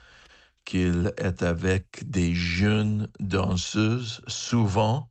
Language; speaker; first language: French; non-native, learner; English